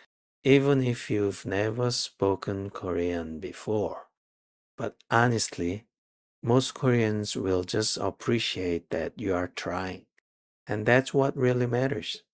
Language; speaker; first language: English; non-native, fluent; Korean